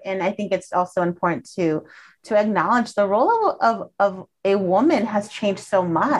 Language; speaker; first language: English; early bilingual, other home language; Spanish